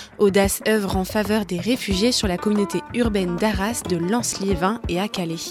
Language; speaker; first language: French; native; French